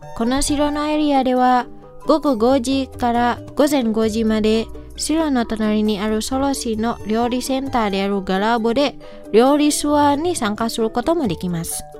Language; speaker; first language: Japanese; non-native, fluent; Indonesian